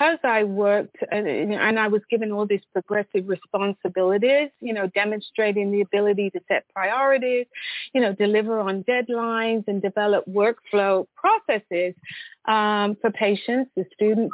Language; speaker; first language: English; native; English